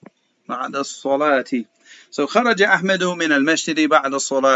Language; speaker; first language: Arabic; non-native, fluent; English